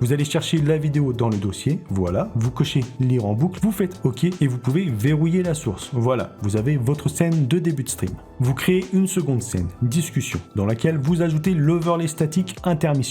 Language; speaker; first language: French; native; French